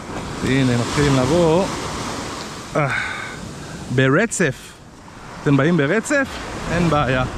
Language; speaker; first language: Hebrew; native; Hebrew